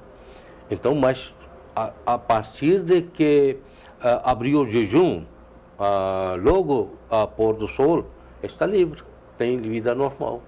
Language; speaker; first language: Portuguese; non-native, learner; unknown